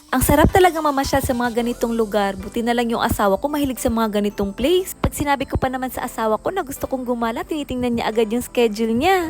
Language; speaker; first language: Filipino; native; Filipino